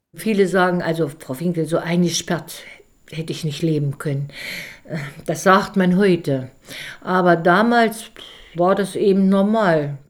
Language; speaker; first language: German; native; German